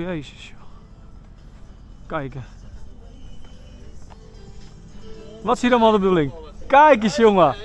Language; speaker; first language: Dutch; native; Dutch